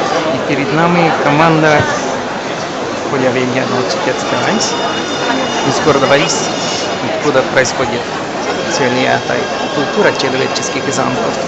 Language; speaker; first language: Russian; non-native, fluent; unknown